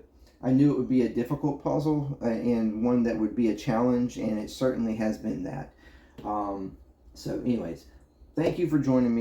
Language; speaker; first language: English; native; English